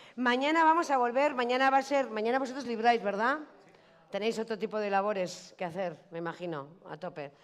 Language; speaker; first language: Spanish; native; Spanish